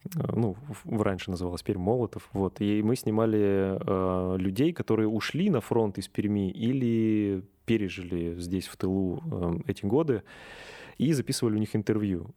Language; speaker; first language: Russian; native; Russian